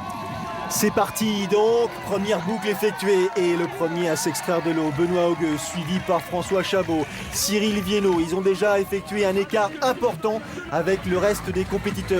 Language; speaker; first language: French; native; French